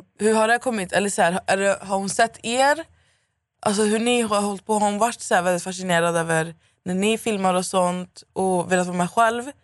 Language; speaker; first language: Swedish; native; Swedish